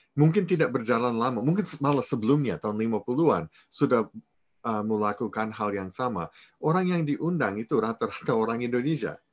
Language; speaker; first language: Indonesian; non-native, fluent; English